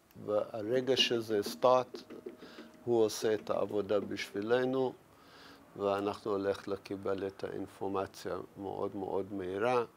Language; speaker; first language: Hebrew; non-native, fluent; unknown